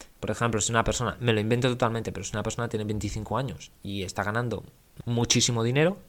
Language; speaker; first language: Spanish; native; Spanish